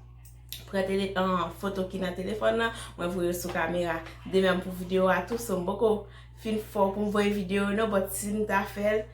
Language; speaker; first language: French; non-native, learner; Haitian Creole